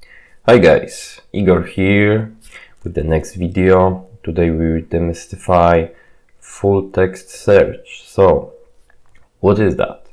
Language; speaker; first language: English; non-native, fluent; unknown